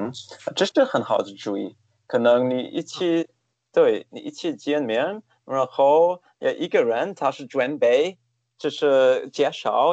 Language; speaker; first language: Chinese; non-native, fluent; German